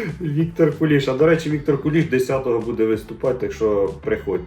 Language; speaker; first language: Ukrainian; native; Ukrainian